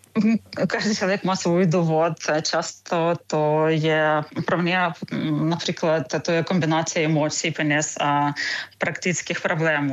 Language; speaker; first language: Czech; non-native, learner; Ukrainian